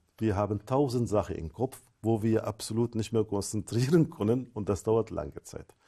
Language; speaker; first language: German; non-native, learner; Arabic